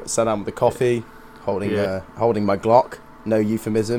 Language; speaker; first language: English; native; English